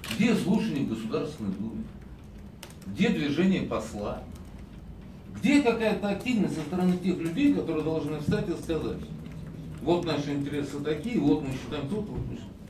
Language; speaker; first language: Russian; native; Russian